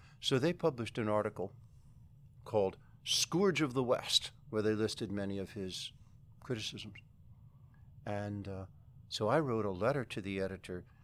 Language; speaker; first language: English; native; English